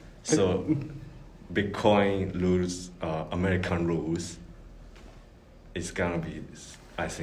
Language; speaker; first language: English; non-native, learner; Japanese